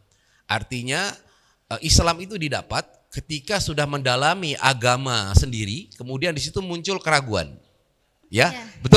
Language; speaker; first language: Indonesian; native; Indonesian